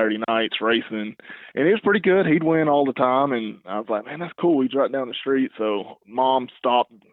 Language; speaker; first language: English; native; English